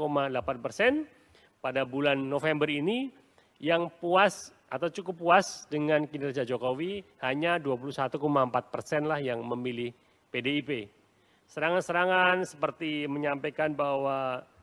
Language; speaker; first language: Indonesian; native; Indonesian